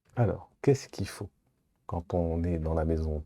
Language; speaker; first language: French; native; French